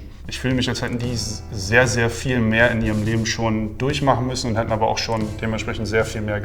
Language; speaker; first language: German; native; German